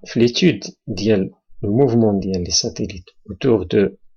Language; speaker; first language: French; non-native, local second language; Arabic